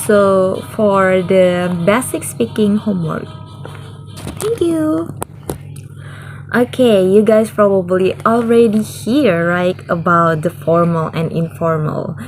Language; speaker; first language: English; non-native, learner; Indonesian